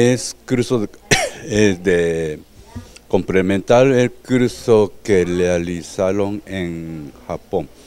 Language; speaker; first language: Spanish; non-native, learner; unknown